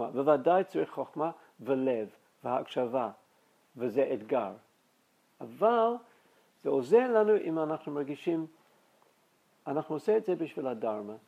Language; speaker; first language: Hebrew; non-native, fluent; English